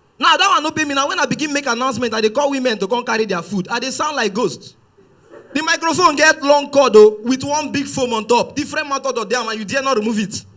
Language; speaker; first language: Nigerian Pidgin; non-native, local second language; Yoruba